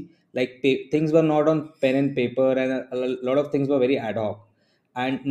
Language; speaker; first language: English; non-native, local second language; Hindi